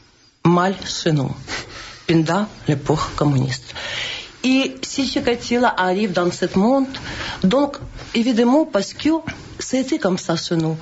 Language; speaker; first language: French; non-native, learner; Russian